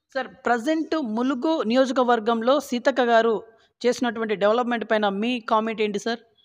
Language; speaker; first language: Telugu; native; Telugu